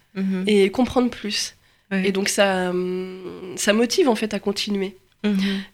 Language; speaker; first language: French; native; French